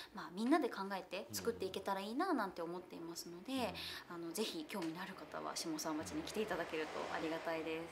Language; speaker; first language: Japanese; native; Japanese